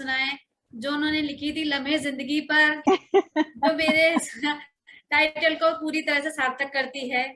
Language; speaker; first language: Hindi; native; Hindi